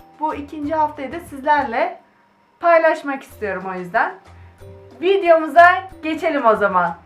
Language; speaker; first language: Turkish; native; Turkish